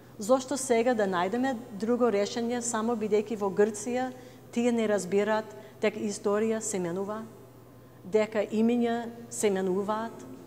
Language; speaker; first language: Macedonian; non-native, fluent; English